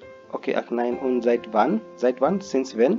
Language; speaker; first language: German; non-native, fluent; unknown